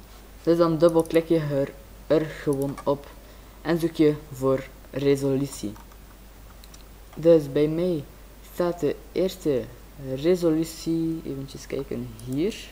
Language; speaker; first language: Dutch; native; Dutch